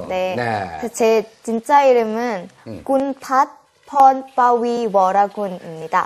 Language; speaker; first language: Korean; non-native, learner; Thai